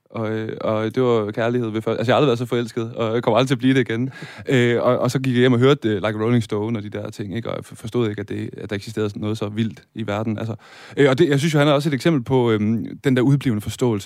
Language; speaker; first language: Danish; native; Danish